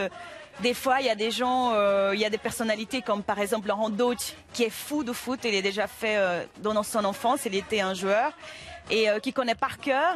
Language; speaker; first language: French; non-native, fluent; Portuguese